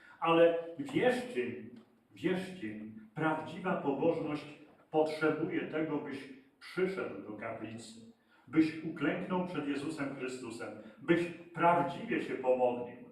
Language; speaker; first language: Polish; native; Polish